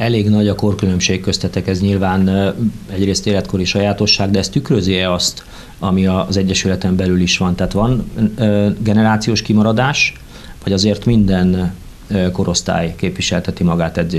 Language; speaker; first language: Hungarian; native; Hungarian